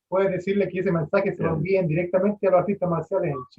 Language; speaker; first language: Spanish; native; Spanish